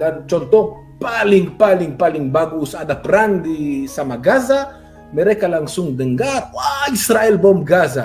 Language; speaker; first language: Indonesian; non-native, fluent; Hebrew